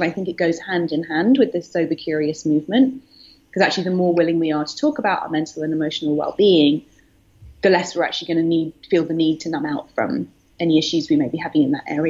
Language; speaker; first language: English; native; English